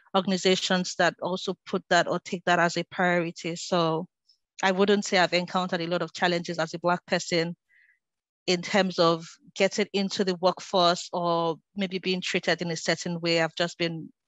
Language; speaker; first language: English; non-native, local second language; Yoruba